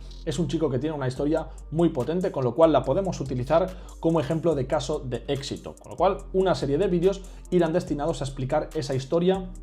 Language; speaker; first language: Spanish; native; Spanish